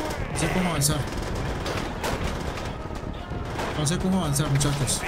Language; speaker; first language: Spanish; native; Spanish